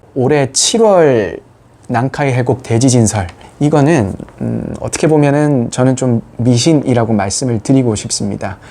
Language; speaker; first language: Korean; native; Korean